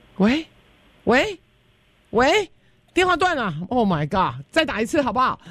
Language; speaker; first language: Chinese; native; Chinese